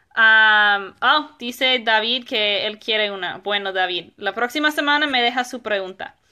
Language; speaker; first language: Spanish; non-native, fluent; English